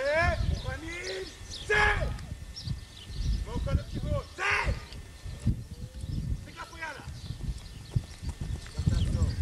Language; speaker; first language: Hebrew; native; Hebrew